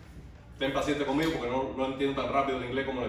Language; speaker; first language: Spanish; native; Spanish